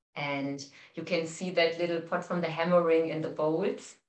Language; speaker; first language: English; non-native, fluent; German